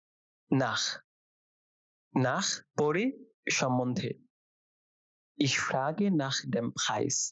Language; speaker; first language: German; non-native, fluent; Bangla